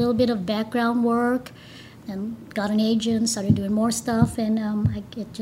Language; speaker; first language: English; non-native, local second language; Cebuano